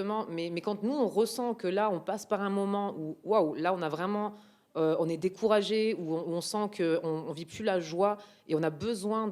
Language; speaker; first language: French; native; French